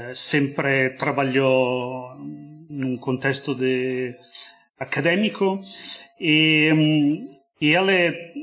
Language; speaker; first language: Portuguese; non-native, fluent; Italian